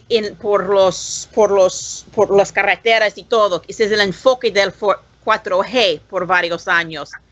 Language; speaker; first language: Spanish; non-native, learner; English